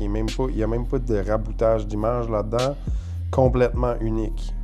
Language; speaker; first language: French; native; French